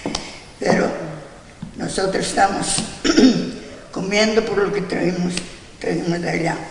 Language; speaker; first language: Spanish; non-native, local second language; Galician